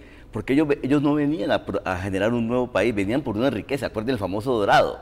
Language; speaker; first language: Spanish; native; Spanish